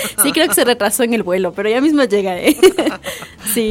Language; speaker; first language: Spanish; native; Spanish